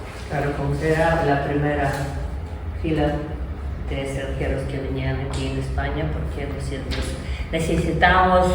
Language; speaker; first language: Spanish; non-native, learner; Ukrainian